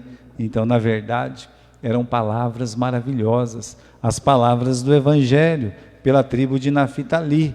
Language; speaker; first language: Portuguese; native; Portuguese